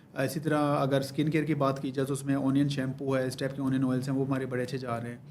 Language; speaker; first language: Urdu; non-native, local second language; Baluchi